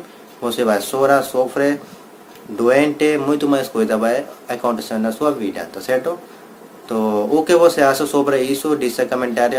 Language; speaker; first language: Portuguese; non-native, learner; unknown